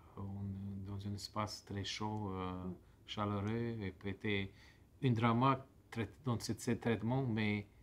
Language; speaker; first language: French; non-native, fluent; Romanian